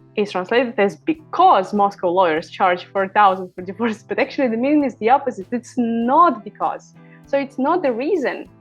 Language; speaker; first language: English; non-native, fluent; Russian